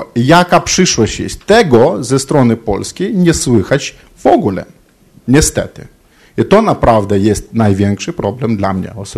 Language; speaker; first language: Polish; non-native, fluent; Ukrainian